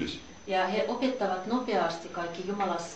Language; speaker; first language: Finnish; non-native, learner; Russian